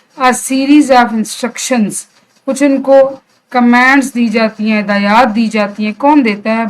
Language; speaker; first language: Urdu; non-native, local second language; Punjabi